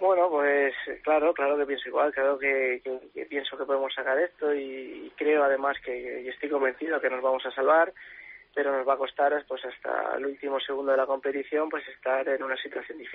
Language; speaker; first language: Spanish; native; Spanish